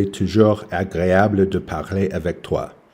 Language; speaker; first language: French; non-native, learner; English